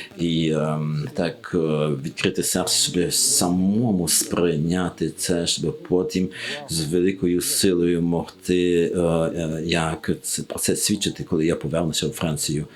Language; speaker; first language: Ukrainian; non-native, learner; French